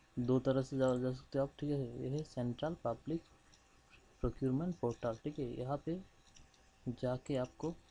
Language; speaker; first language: Hindi; non-native, local second language; Bangla